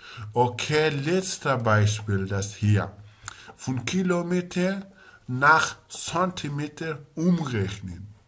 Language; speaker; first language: German; non-native, learner; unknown